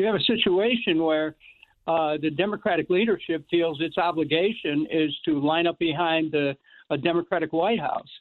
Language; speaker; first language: English; native; English